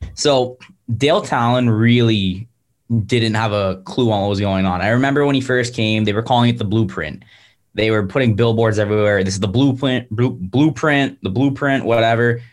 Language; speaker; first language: English; native; English